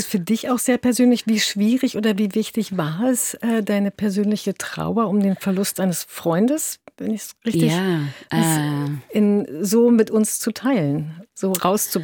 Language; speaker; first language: German; native; German